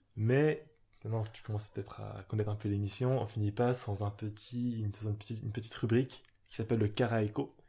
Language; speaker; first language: French; early bilingual, other home language; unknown